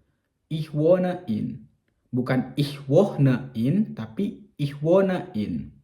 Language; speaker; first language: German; non-native, learner; Indonesian